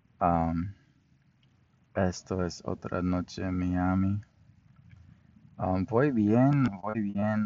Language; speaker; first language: Spanish; non-native, fluent; English